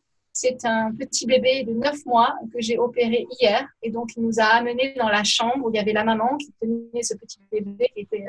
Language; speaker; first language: French; native; French